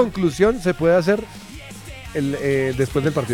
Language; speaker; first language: Spanish; native; Spanish